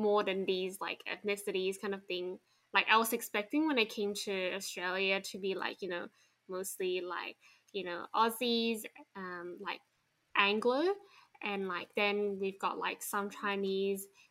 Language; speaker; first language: English; non-native, local second language; Chinese